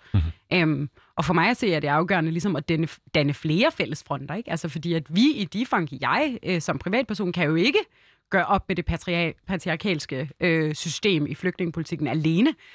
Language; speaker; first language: Danish; early bilingual, other home language; Arabic